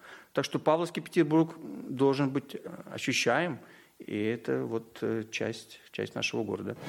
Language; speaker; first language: Russian; native; Russian